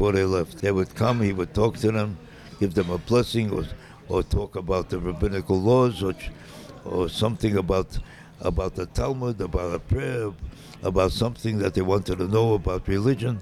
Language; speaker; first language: English; native; English